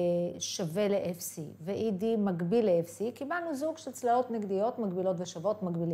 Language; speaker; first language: Hebrew; native; Hebrew